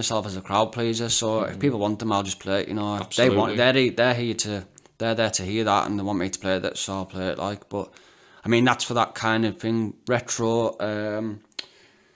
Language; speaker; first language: English; native; English